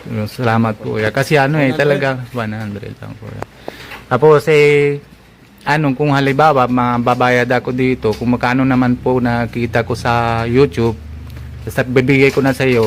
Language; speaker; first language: Filipino; non-native, fluent; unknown